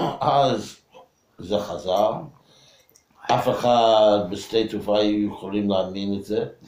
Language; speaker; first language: Hebrew; non-native, fluent; English